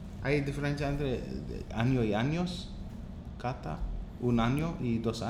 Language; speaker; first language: Spanish; non-native, learner; English